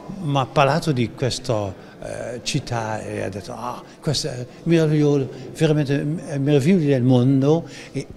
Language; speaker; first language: Italian; non-native, learner; Dutch